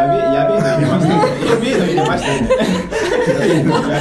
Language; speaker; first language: Japanese; native; Japanese